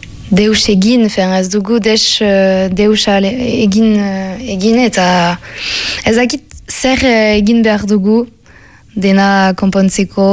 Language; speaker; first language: Basque; non-native, local second language; French